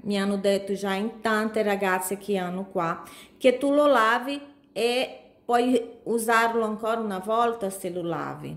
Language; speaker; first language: Italian; non-native, fluent; Portuguese